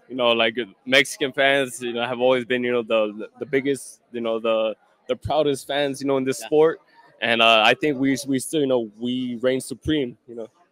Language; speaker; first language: English; early bilingual, other home language; Spanish